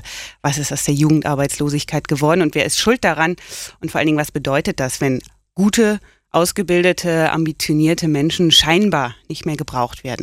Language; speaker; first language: German; native; German